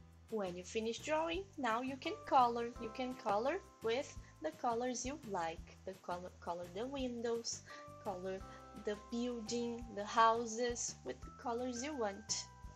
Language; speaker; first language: English; non-native, fluent; Portuguese